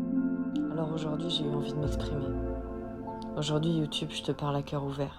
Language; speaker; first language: French; native; French